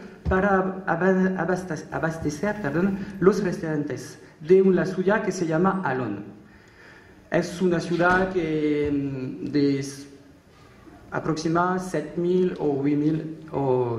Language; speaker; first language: Spanish; non-native, learner; French